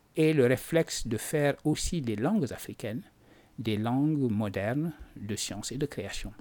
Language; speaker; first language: French; non-native, local second language; Wolof